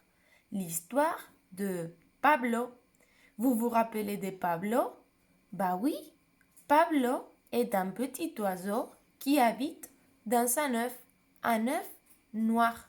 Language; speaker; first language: French; non-native, fluent; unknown